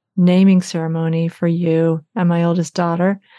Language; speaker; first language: English; native; English